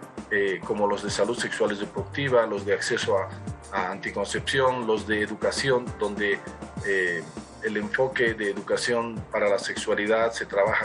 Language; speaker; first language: Spanish; native; Spanish